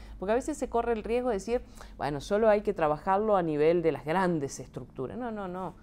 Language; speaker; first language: Spanish; native; Spanish